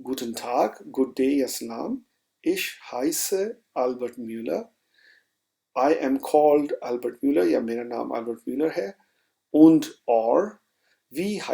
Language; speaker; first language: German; non-native, fluent; Urdu